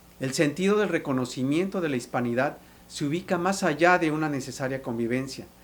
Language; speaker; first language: Spanish; native; Spanish